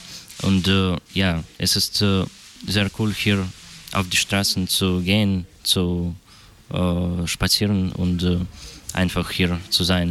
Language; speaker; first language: German; non-native, learner; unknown